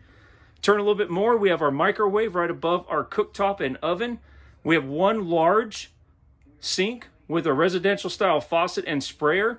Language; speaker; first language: English; native; English